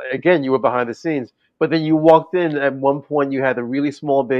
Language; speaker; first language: English; native; English